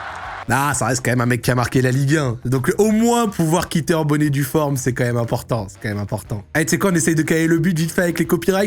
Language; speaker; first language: French; native; French